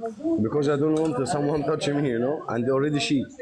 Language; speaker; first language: English; non-native, learner; Arabic